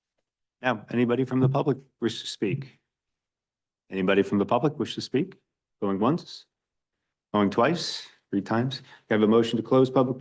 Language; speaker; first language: English; native; English